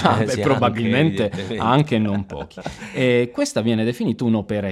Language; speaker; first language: Italian; native; Italian